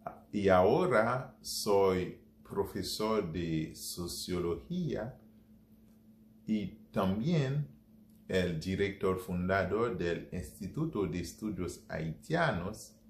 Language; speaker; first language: Spanish; non-native, fluent; Haitian Creole